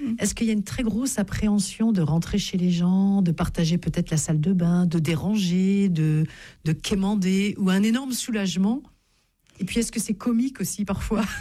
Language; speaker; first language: French; native; French